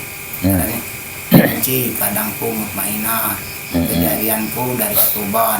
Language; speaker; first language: Indonesian; non-native, local second language; Javanese